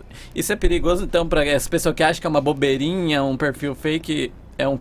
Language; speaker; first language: Portuguese; native; Portuguese